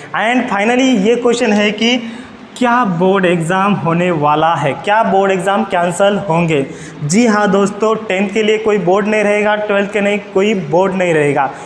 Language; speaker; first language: Hindi; non-native, local second language; Marathi